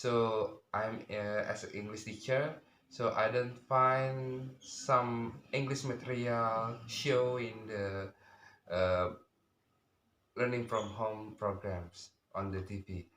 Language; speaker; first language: English; non-native, learner; Indonesian